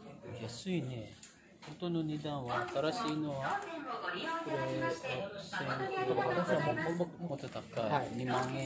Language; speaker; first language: Japanese; non-native, learner; Filipino